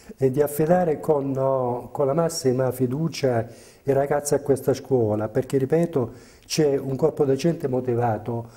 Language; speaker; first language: Italian; native; Italian